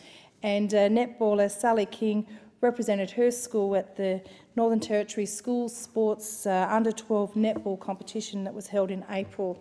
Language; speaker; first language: English; native; English